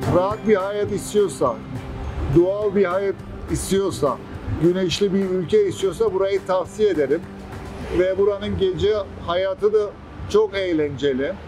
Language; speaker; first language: Turkish; early bilingual, heritage; Turkish